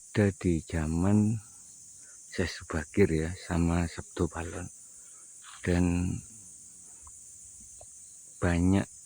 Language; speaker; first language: Indonesian; non-native, local second language; Javanese